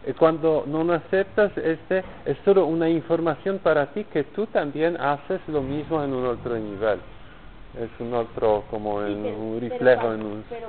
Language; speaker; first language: Spanish; non-native, learner; Polish